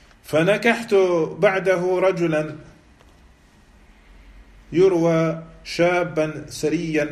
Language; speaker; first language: Arabic; non-native, fluent; French